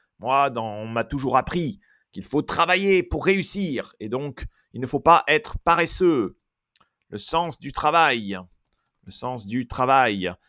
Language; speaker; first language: French; native; French